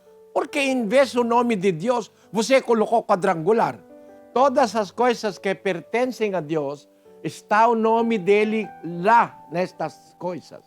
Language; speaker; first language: Portuguese; non-native, fluent; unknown